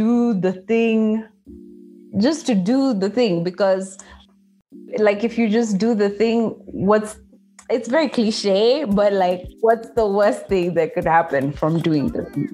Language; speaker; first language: English; non-native, local second language; Kamba